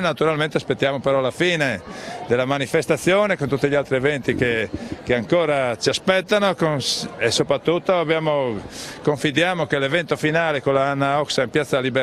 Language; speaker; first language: Italian; native; Italian